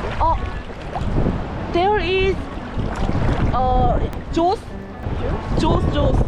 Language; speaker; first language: English; non-native, learner; Korean